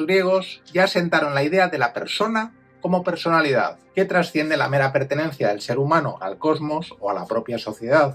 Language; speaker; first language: Spanish; native; Spanish